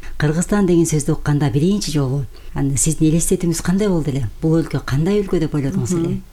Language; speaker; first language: Kyrgyz; native; Kyrgyz